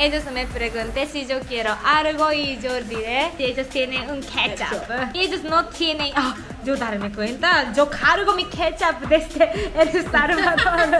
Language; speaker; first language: Spanish; non-native, learner; Japanese